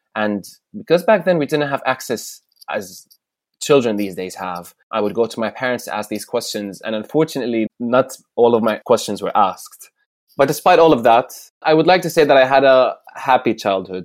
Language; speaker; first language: English; non-native, fluent; Arabic